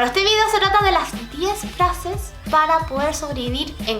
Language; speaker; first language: Spanish; native; Spanish